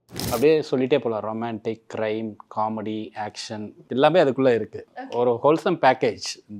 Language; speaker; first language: Tamil; native; Tamil